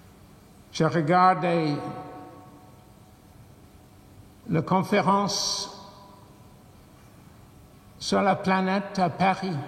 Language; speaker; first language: French; non-native, fluent; English